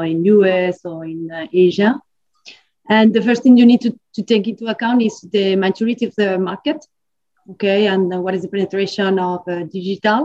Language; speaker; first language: English; non-native, fluent; Spanish